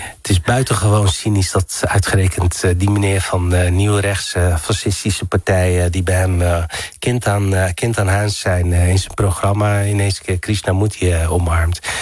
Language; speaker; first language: Dutch; early bilingual, other home language; Riffian